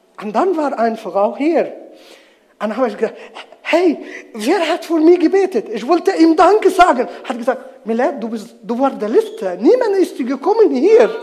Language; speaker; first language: German; non-native, learner; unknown